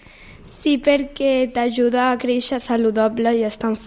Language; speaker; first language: Catalan; non-native, local second language; Spanish